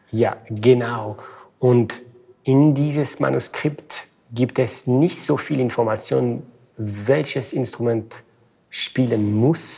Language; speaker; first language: German; non-native, fluent; French